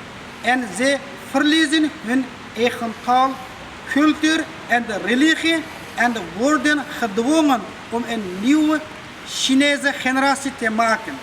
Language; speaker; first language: Dutch; non-native, fluent; Uyghur